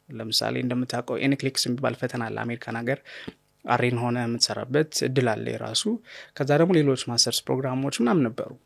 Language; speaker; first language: Amharic; native; Amharic